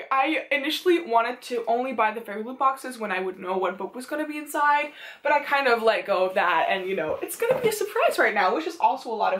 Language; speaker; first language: English; non-native, fluent; Dutch